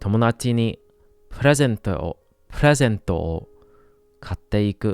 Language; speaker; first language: Japanese; non-native, learner; English